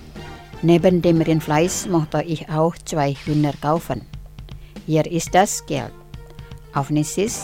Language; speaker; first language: German; non-native, fluent; Indonesian